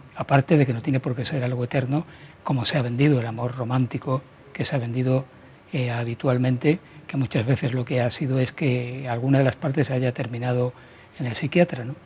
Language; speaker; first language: Spanish; native; Spanish